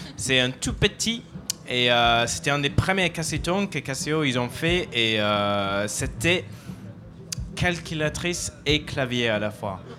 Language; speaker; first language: French; non-native, fluent; English